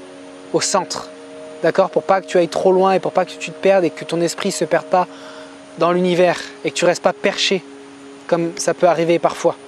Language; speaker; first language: French; native; French